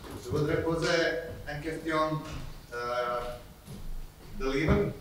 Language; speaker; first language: French; non-native, learner; Serbian